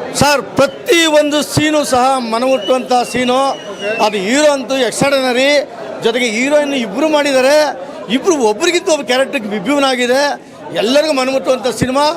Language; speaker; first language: Kannada; native; Kannada